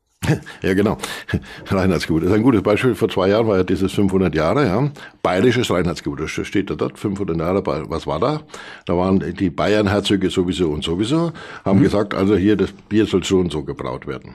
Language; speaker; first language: German; native; German